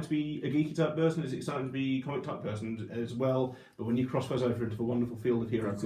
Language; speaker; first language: English; native; English